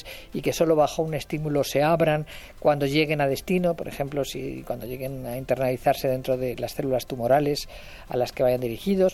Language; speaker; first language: Spanish; native; Spanish